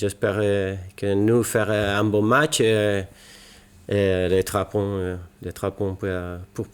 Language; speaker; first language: French; non-native, learner; Spanish